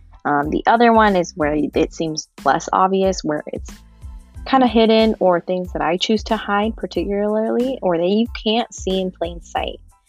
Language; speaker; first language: English; early bilingual, other home language; Spanish